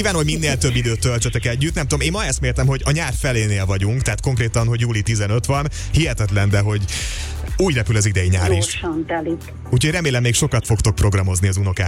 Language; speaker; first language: Hungarian; native; Hungarian